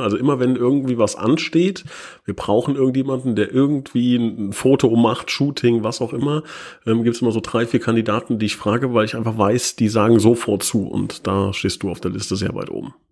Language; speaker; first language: German; native; German